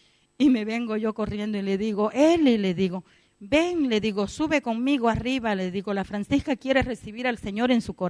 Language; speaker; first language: Spanish; native; Spanish